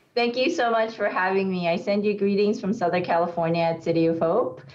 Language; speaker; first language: English; native; English